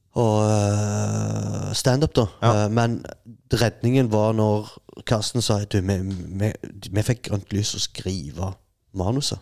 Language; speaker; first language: Norwegian; non-native, fluent; Arabic